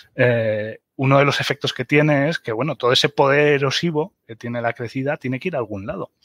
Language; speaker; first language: Spanish; early bilingual, other home language; German